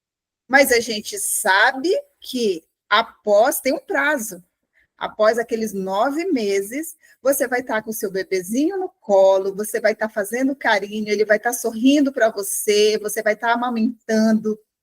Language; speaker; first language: Portuguese; native; Portuguese